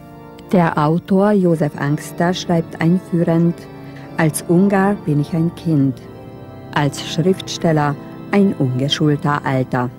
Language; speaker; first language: German; native; German